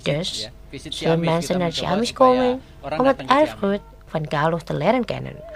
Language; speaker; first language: Dutch; non-native, fluent; Indonesian